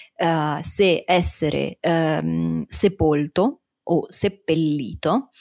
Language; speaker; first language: Italian; native; Italian